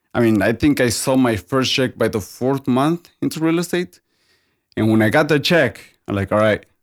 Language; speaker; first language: English; non-native, fluent; Spanish